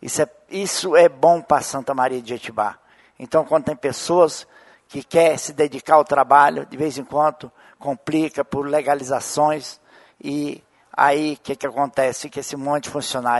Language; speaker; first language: Portuguese; native; Portuguese